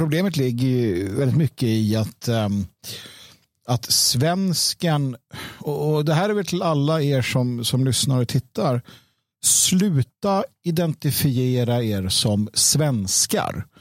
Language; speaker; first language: Swedish; native; Swedish